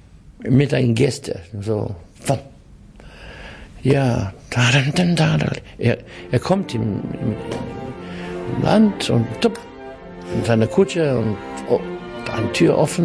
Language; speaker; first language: German; non-native, learner; English